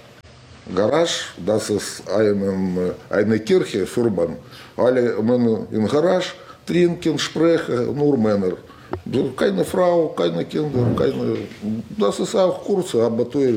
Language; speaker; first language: German; non-native, learner; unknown